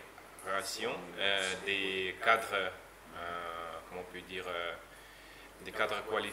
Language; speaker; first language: French; non-native, learner; Russian